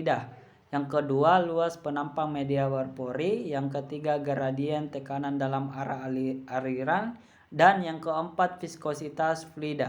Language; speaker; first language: Indonesian; native; Indonesian